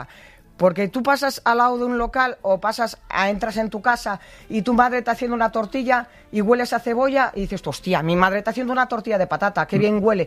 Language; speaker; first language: Spanish; native; Spanish